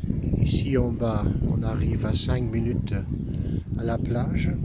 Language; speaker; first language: French; non-native, fluent; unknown